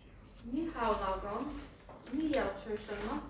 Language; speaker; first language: Chinese; non-native, learner; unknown